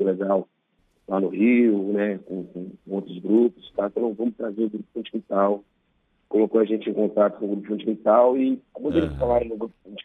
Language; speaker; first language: Portuguese; native; Portuguese